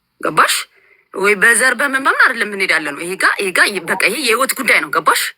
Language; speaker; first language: Amharic; native; Amharic